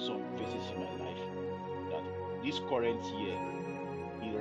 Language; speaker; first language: English; non-native, local second language; Yoruba